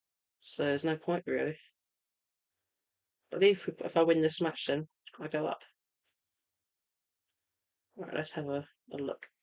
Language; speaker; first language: English; native; English